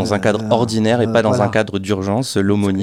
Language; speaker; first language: French; native; French